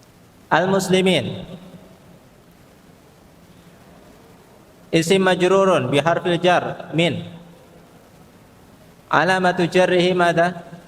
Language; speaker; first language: Arabic; non-native, fluent; Indonesian